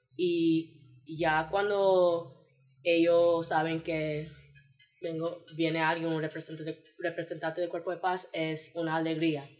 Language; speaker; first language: Spanish; early bilingual, heritage; Spanish